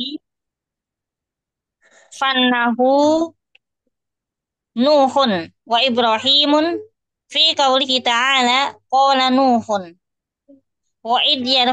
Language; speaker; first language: Arabic; non-native, learner; Indonesian